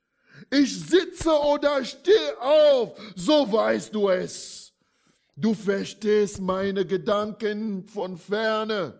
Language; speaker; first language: German; non-native, fluent; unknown